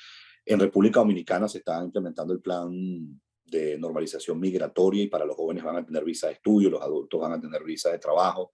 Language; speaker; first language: Spanish; native; Spanish